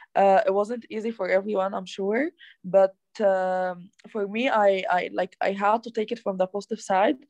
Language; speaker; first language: English; non-native, fluent; Arabic